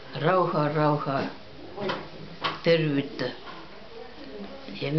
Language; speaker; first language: Finnish; early bilingual, heritage; Finnish